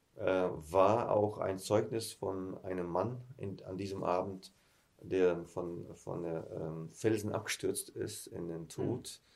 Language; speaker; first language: German; early bilingual, heritage; German